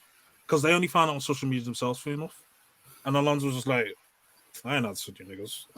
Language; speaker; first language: English; native; English